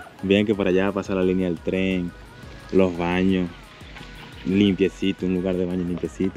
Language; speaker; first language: Spanish; native; Spanish